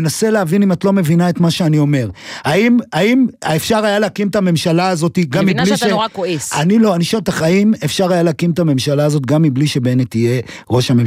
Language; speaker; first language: Hebrew; native; Hebrew